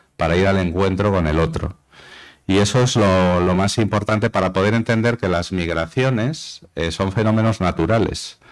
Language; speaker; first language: Spanish; native; Spanish